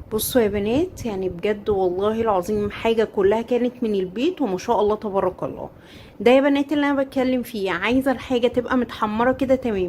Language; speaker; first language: Arabic; native; Arabic